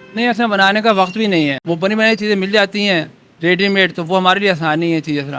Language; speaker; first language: Urdu; non-native, local second language; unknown